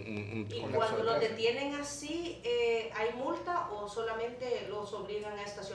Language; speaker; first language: Spanish; native; Spanish